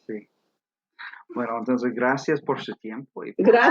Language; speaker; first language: Spanish; non-native, fluent; English